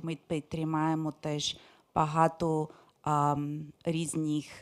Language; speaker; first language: Ukrainian; non-native, fluent; English